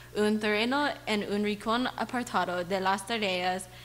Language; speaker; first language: Spanish; non-native, learner; English